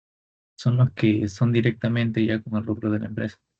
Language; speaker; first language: Spanish; native; Spanish